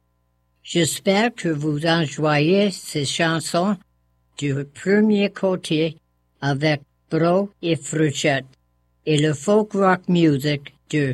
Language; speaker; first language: French; non-native, learner; English